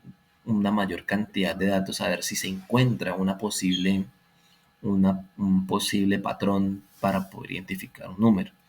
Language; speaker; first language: Spanish; native; Spanish